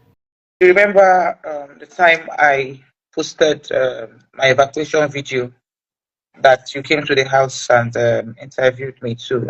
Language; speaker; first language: English; non-native, local second language; Igbo